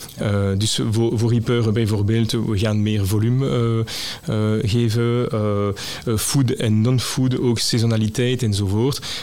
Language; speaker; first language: Dutch; non-native, local second language; French